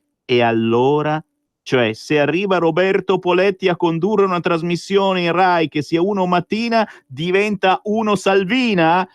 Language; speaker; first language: Italian; native; Italian